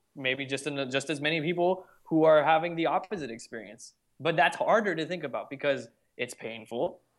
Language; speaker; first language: English; early bilingual, other home language; Hindi